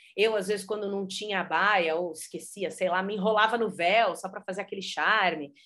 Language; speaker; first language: Portuguese; early bilingual, heritage; Portuguese